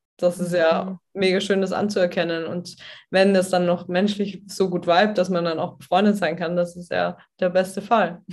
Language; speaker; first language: German; native; German